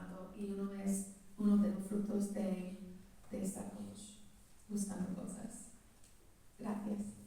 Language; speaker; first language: Spanish; early bilingual, heritage; English